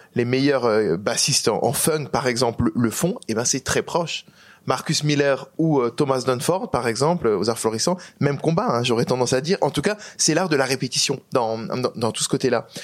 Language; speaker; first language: French; native; French